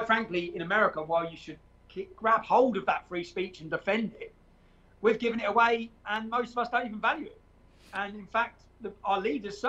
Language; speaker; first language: English; native; English